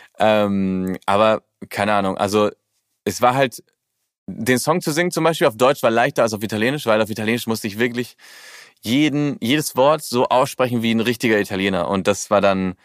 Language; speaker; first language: German; early bilingual, heritage; German